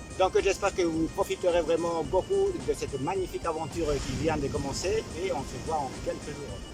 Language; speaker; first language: French; non-native, fluent; Spanish